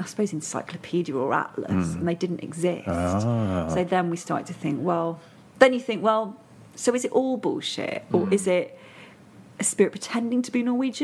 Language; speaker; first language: English; native; English